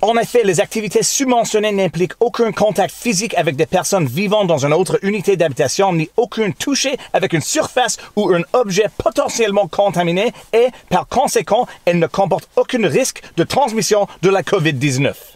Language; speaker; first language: French; non-native, local second language; English